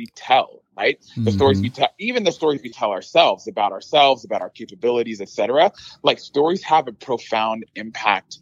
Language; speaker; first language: English; native; English